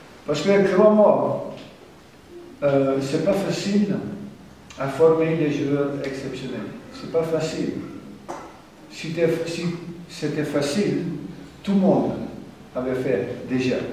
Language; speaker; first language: French; non-native, fluent; German